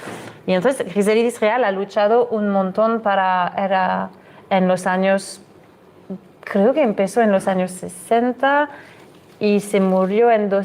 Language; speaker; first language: Spanish; non-native, fluent; French